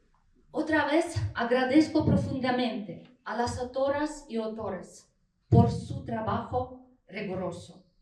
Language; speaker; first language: Spanish; non-native, fluent; Ukrainian